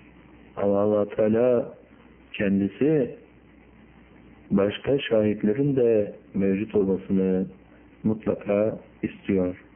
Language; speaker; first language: Turkish; native; Turkish